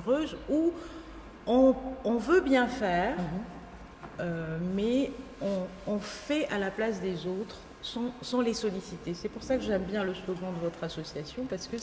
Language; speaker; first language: French; native; French